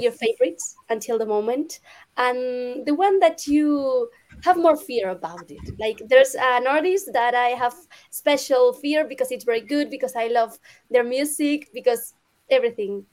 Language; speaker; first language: English; non-native, learner; Spanish